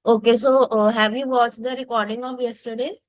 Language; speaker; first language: English; non-native, local second language; Hindi